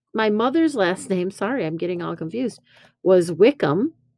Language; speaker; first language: English; native; English